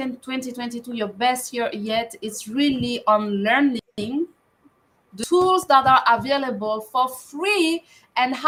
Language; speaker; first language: English; non-native, fluent; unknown